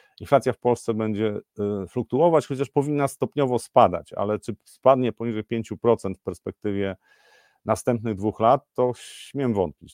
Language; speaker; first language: Polish; native; Polish